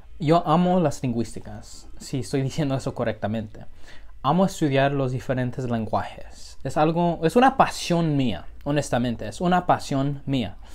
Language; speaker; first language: Spanish; early bilingual, heritage; Spanish